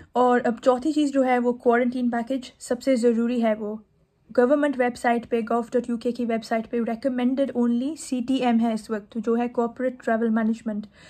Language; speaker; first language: Urdu; native; Urdu